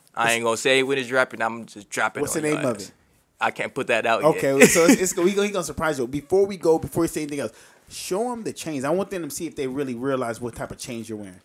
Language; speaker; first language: English; native; English